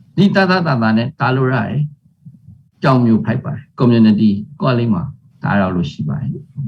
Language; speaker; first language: Burmese; native; Burmese